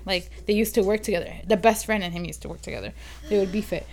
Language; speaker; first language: English; early bilingual, other home language; Spanish